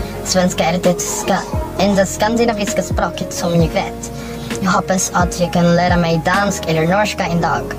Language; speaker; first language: Swedish; non-native, learner; Filipino